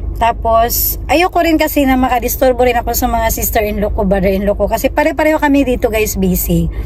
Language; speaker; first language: Filipino; non-native, local second language; Cebuano